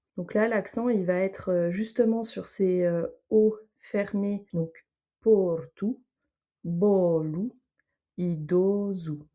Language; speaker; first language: French; native; French